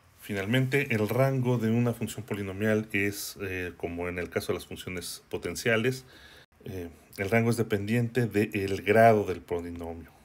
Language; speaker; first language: Spanish; native; Spanish